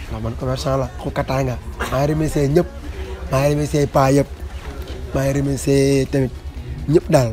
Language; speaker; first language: French; non-native, local second language; Wolof